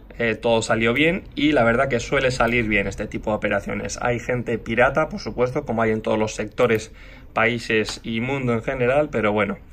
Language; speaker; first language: Spanish; native; Spanish